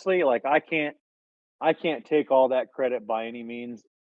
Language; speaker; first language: English; native; English